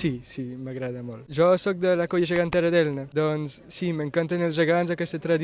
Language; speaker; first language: Catalan; non-native, local second language; French